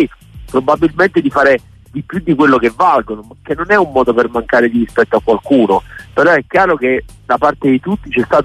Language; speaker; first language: Italian; native; Italian